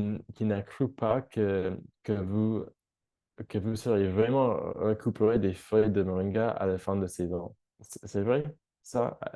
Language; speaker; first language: French; non-native, fluent; English